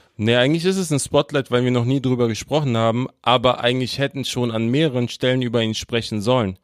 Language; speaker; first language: German; native; German